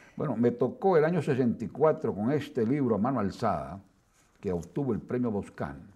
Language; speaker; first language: Spanish; native; Spanish